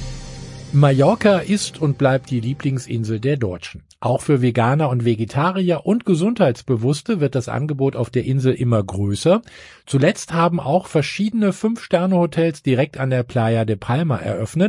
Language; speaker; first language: German; native; German